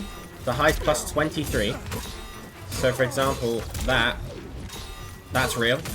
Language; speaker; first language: English; native; English